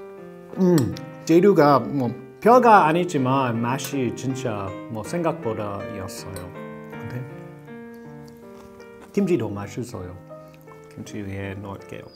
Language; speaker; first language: Korean; non-native, learner; English